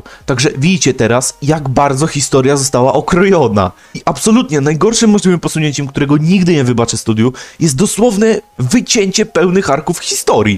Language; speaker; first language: Polish; native; Polish